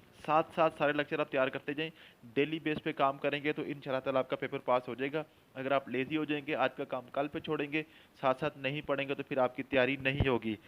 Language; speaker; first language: Urdu; non-native, local second language; Punjabi